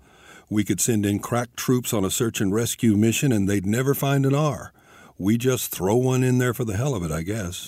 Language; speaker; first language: English; native; English